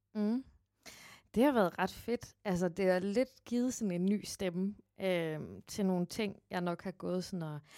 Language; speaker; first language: Danish; native; Danish